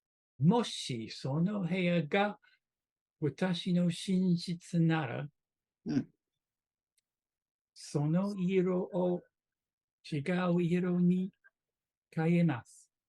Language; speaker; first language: Japanese; non-native, learner; English